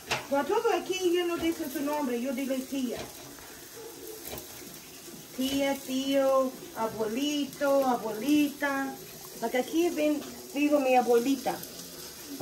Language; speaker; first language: Spanish; non-native, learner; English